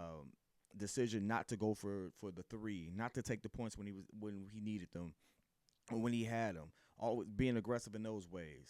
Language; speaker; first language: English; native; English